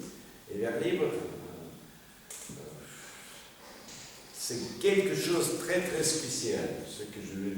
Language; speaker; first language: French; non-native, fluent; Russian